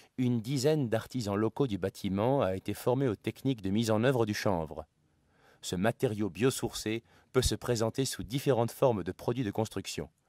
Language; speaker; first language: French; native; French